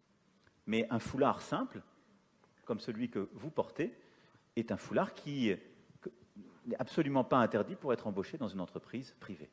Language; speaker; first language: French; native; French